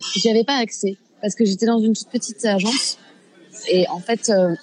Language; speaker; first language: French; native; French